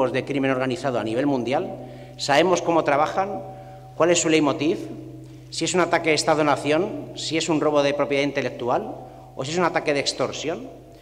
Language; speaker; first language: Spanish; native; Spanish